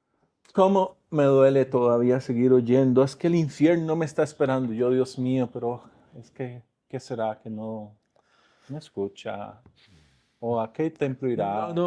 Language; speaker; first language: Spanish; native; Spanish